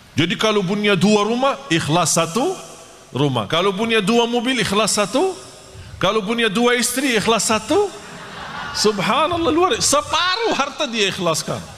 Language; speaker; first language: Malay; non-native, fluent; Arabic